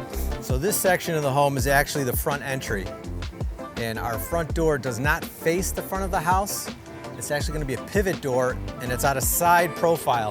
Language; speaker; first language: English; native; English